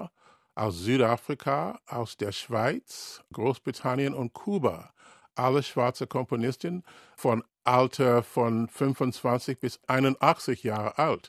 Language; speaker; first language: German; non-native, learner; English